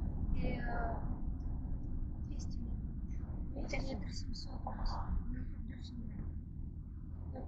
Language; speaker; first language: French; non-native, learner; Russian